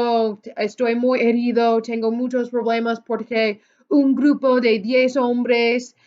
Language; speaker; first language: Spanish; non-native, fluent; English